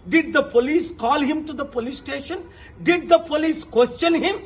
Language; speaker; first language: English; non-native, local second language; Telugu